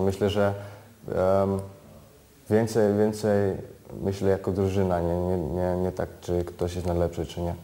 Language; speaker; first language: Polish; early bilingual, heritage; Polish